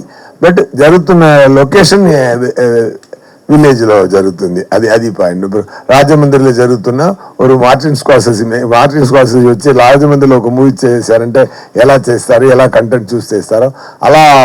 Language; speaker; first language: Telugu; non-native, fluent; Tamil